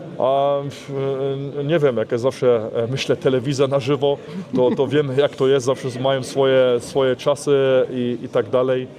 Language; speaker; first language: Polish; early bilingual, heritage; Polish